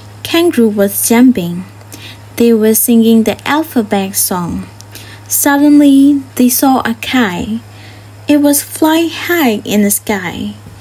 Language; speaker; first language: English; non-native, fluent; Burmese